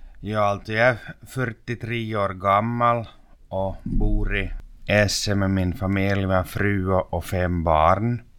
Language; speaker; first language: Swedish; native; Swedish